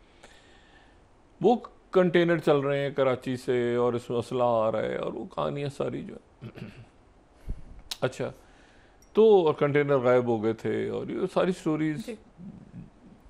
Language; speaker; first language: Urdu; native; Urdu